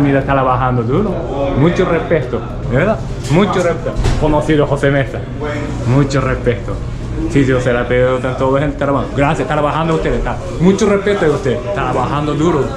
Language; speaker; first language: Spanish; non-native, learner; Japanese